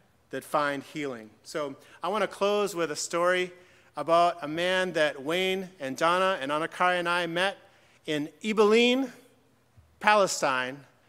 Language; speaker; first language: English; native; English